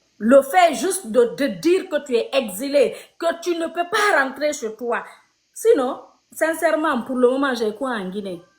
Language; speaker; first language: French; non-native, local second language; Fula